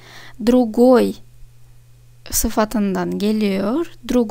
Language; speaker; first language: Turkish; non-native, fluent; Russian